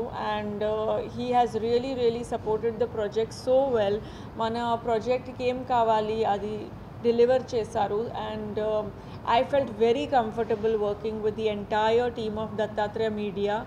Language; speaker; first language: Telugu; non-native, fluent; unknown